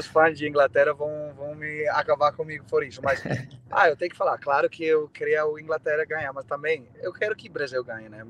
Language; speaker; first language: Portuguese; non-native, fluent; English